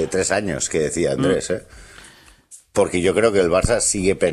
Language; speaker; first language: Spanish; native; Spanish